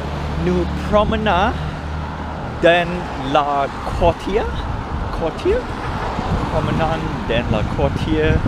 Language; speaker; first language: French; non-native, learner; English